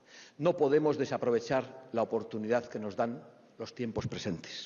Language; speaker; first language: Spanish; native; Spanish